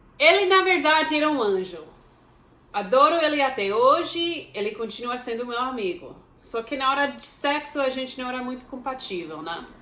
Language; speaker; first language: Portuguese; non-native, fluent; English